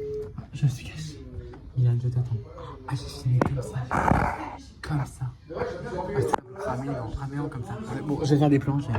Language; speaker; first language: French; native; French